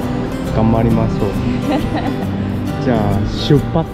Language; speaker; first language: Japanese; non-native, fluent; Chinese